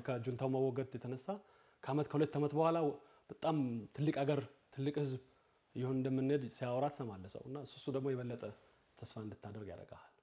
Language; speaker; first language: Amharic; native; Amharic